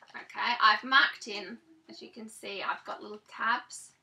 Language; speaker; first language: English; native; English